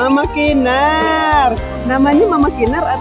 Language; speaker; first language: Indonesian; native; Indonesian